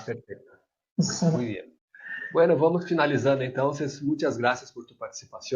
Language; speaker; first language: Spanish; non-native, learner; Portuguese